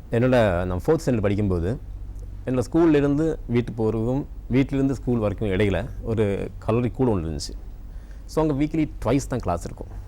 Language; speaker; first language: Tamil; non-native, local second language; Malayalam